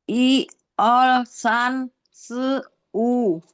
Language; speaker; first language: Chinese; non-native, learner; Indonesian